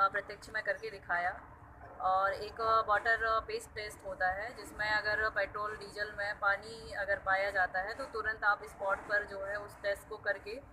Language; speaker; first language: Hindi; native; Hindi